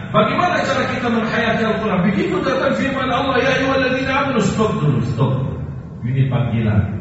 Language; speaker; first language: Indonesian; non-native, fluent; Arabic